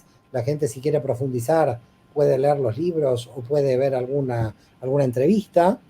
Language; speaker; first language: Spanish; native; Spanish